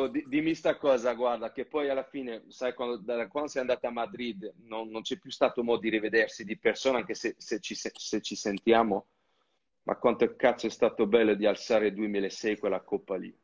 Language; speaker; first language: Italian; non-native, fluent; French